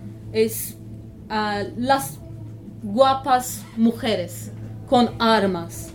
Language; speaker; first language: Spanish; non-native, learner; Kurdish